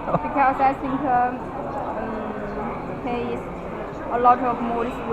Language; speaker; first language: English; non-native, learner; Chinese